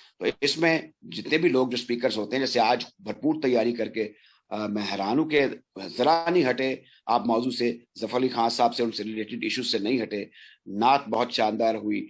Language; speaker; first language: Urdu; non-native, local second language; Punjabi